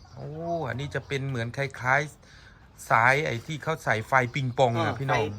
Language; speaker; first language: Thai; non-native, local second language; Northern Khmer